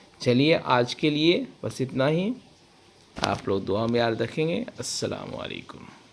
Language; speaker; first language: Urdu; native; Urdu